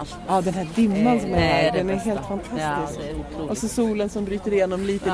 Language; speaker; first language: Swedish; native; Swedish